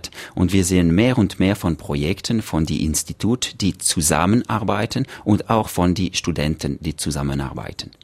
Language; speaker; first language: German; non-native, local second language; French